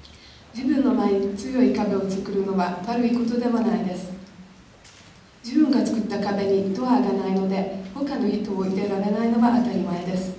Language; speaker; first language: Japanese; non-native, learner; Hungarian